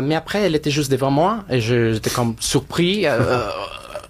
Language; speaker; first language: French; non-native, fluent; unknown